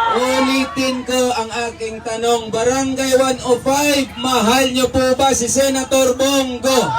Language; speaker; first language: Filipino; non-native, local second language; Cebuano